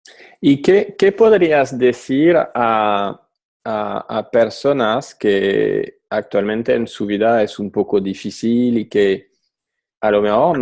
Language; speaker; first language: Spanish; non-native, fluent; French